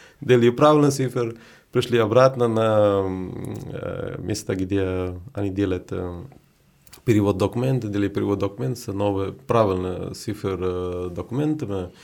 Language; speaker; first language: Russian; non-native, fluent; Hindi